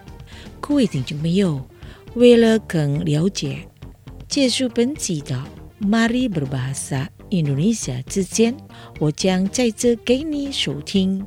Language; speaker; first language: Chinese; non-native, fluent; Indonesian